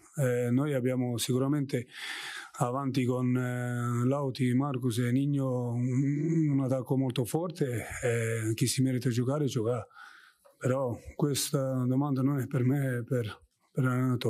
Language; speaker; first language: Italian; non-native, fluent; German